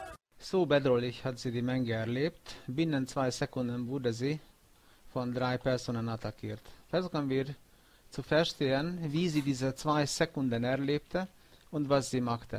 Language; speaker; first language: German; non-native, fluent; Hungarian